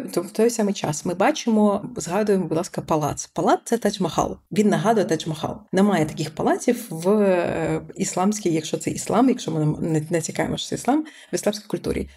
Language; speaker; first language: Ukrainian; early bilingual, other home language; Persian